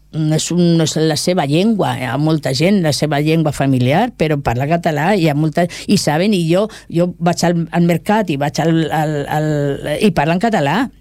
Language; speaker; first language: Catalan; non-native, local second language; Spanish